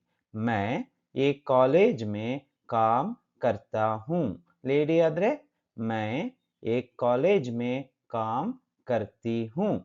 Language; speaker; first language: Hindi; non-native, fluent; Kannada